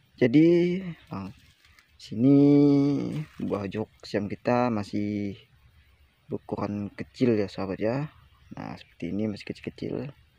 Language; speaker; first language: Indonesian; non-native, local second language; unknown